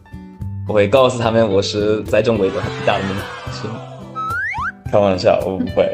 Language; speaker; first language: Chinese; non-native, fluent; English